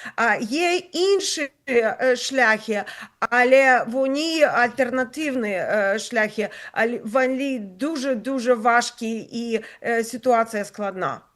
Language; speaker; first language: Ukrainian; non-native, local second language; Russian